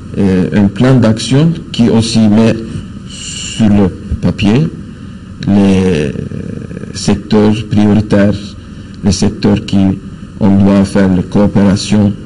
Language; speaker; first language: French; non-native, fluent; Turkish